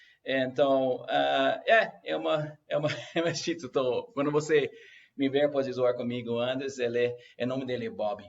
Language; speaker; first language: Portuguese; non-native, fluent; English